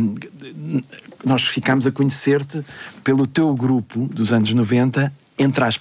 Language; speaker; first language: Portuguese; native; Portuguese